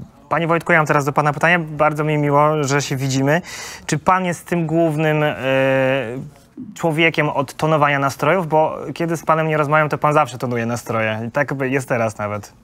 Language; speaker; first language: Polish; native; Polish